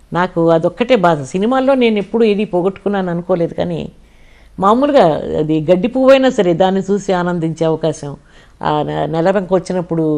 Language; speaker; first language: Telugu; non-native, local second language; English